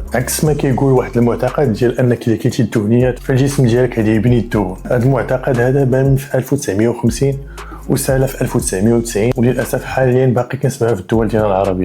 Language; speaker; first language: Arabic; native; Arabic